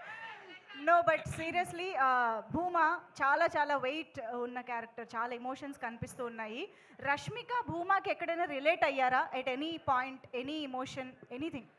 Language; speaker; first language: Telugu; native; Telugu